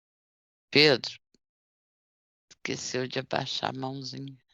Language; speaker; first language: Portuguese; non-native, fluent; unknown